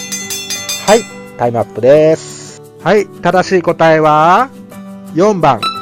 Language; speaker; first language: Japanese; non-native, fluent; Thai